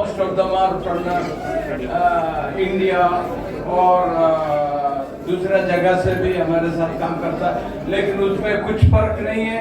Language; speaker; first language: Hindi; non-native, local second language; Malayalam